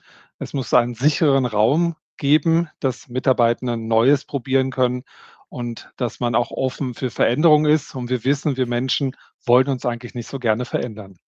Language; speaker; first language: German; native; German